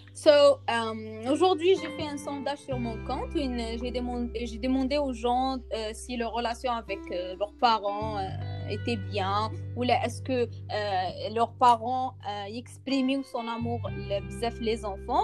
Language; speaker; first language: French; non-native, local second language; Arabic